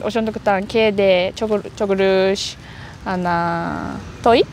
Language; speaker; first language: Kyrgyz; non-native, learner; Japanese